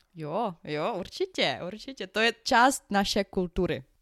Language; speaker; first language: Czech; non-native, fluent; Ukrainian